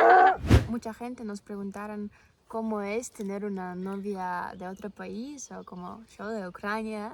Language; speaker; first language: Spanish; non-native, fluent; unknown